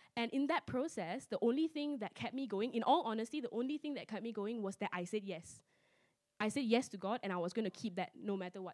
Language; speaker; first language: English; non-native, local second language; Min Nan Chinese